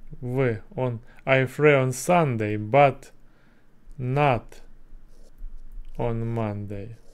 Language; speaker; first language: English; non-native, learner; Russian